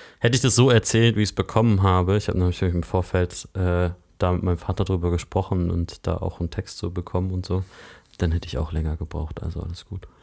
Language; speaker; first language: German; native; German